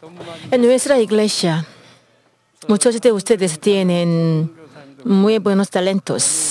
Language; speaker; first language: Spanish; non-native, fluent; Korean